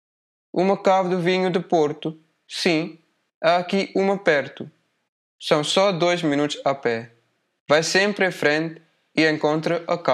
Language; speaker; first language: Portuguese; non-native, learner; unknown